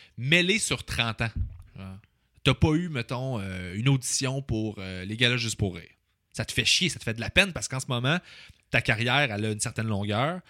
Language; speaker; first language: French; native; French